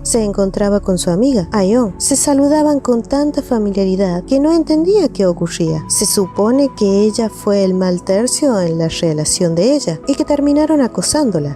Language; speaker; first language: Spanish; native; Spanish